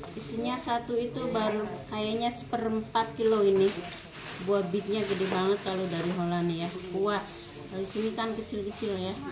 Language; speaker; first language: Indonesian; native; Indonesian